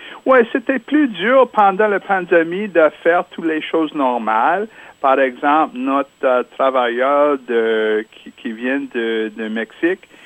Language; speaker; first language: French; non-native, local second language; English